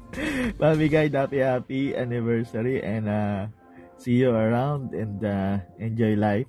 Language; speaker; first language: English; non-native, local second language; Filipino